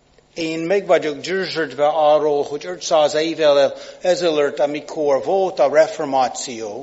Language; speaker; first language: Hungarian; non-native, fluent; English